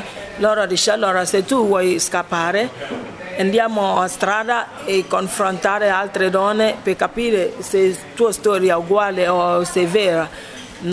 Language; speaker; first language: Italian; non-native, fluent; Ibibio